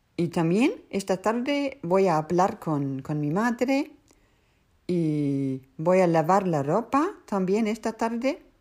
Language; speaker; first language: Spanish; non-native, learner; Danish